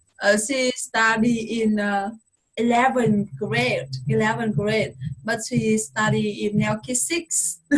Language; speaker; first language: English; non-native, fluent; Vietnamese